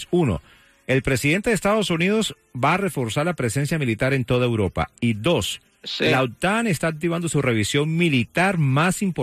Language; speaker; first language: Spanish; native; Spanish